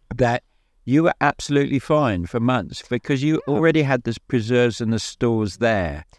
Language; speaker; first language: English; native; English